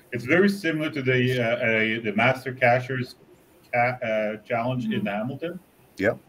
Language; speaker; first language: English; native; English